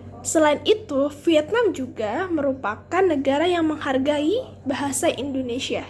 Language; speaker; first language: Indonesian; native; Indonesian